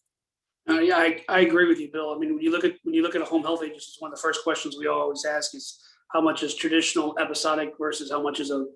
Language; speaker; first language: English; native; English